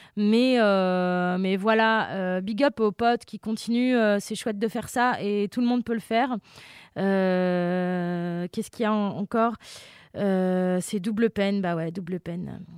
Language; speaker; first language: French; native; French